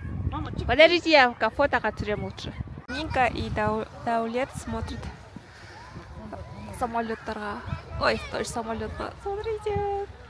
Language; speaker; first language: Russian; non-native, local second language; Kazakh